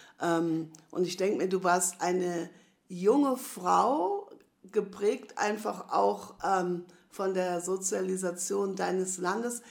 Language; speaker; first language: German; native; German